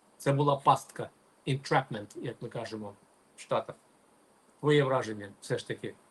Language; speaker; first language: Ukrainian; non-native, local second language; Russian